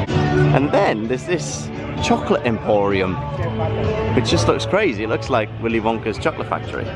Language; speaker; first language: English; native; English